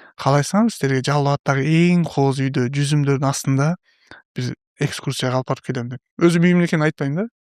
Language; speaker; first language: Kyrgyz; non-native, local second language; Uzbek